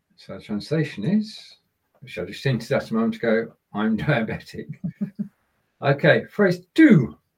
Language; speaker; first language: English; native; English